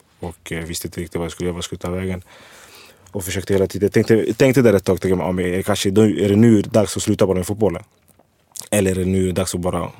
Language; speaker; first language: Swedish; early bilingual, other home language; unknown